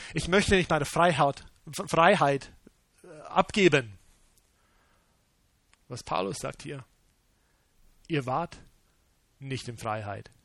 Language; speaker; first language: German; non-native, fluent; English